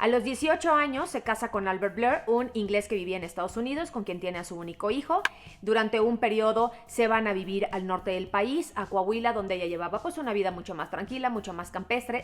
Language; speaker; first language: Spanish; native; Spanish